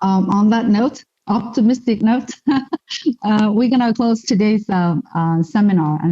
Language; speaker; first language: English; non-native, fluent; Chinese